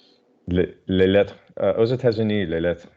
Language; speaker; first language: French; non-native, learner; English